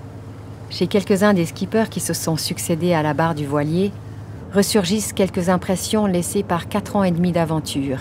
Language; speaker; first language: French; native; French